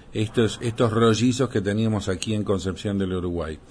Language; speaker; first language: Spanish; native; Spanish